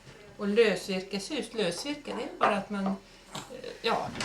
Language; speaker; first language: Swedish; early bilingual, other home language; Estonian